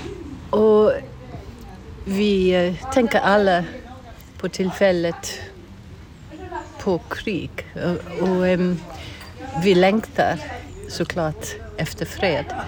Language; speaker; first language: Swedish; non-native, fluent; English